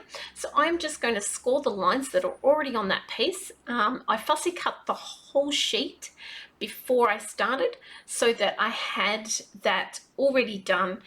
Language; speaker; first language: English; native; English